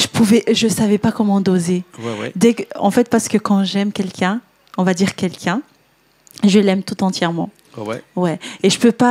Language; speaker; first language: French; non-native, local second language; Malagasy